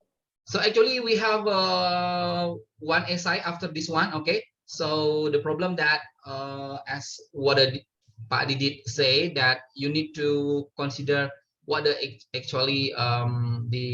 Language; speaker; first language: English; non-native, learner; Indonesian